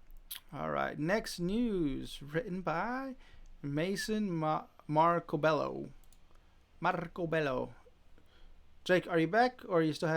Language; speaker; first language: English; native; English